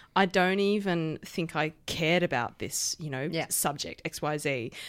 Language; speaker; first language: English; native; English